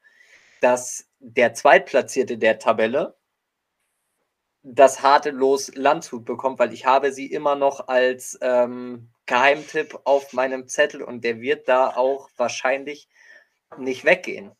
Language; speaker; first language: German; native; German